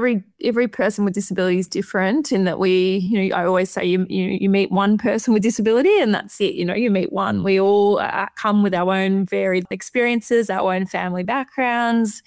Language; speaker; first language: English; native; English